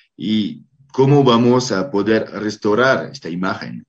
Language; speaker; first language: Spanish; non-native, fluent; French